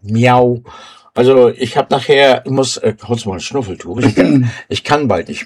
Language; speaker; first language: German; native; German